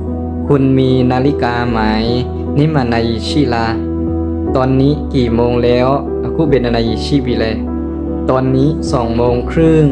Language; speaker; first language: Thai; non-native, fluent; Burmese